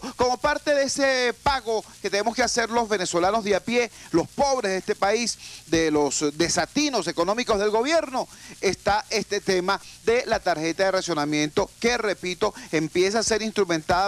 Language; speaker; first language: Spanish; native; Spanish